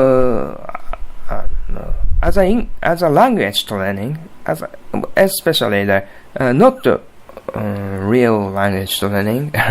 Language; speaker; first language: English; non-native, learner; Japanese